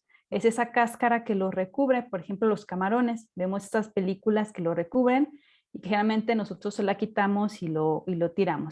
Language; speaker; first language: Spanish; native; Spanish